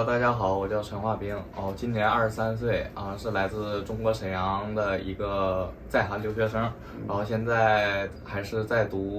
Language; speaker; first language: Chinese; native; Chinese